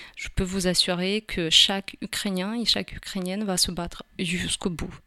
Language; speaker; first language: French; non-native, fluent; Ukrainian